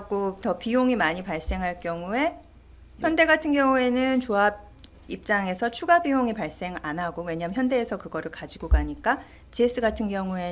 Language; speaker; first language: Korean; native; Korean